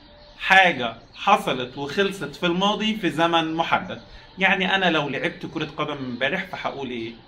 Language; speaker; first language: Arabic; native; Arabic